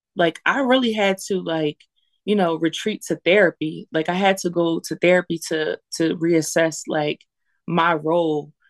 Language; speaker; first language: English; native; English